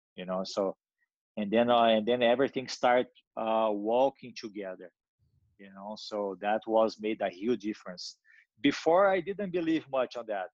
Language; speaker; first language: English; non-native, learner; Portuguese